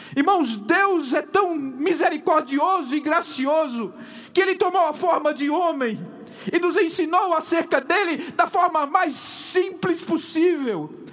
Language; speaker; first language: Portuguese; native; Portuguese